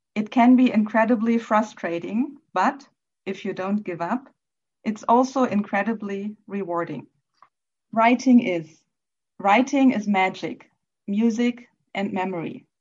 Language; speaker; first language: English; non-native, fluent; German